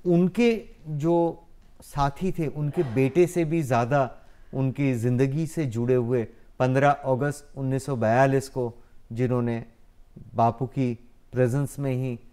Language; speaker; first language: Hindi; non-native, local second language; Gujarati